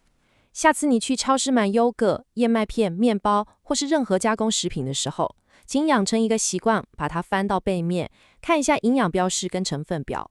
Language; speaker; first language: Chinese; native; Chinese